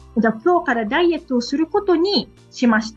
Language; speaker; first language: Japanese; non-native, fluent; Portuguese